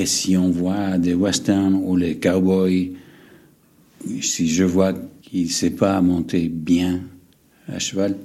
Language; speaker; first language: French; non-native, fluent; English